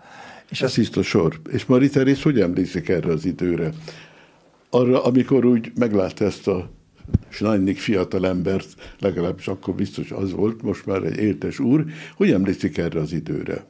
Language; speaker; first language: Hungarian; native; Hungarian